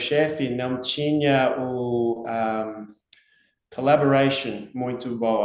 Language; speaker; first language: Portuguese; non-native, learner; English